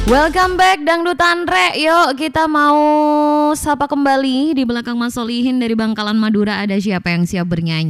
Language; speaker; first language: Indonesian; non-native, local second language; Javanese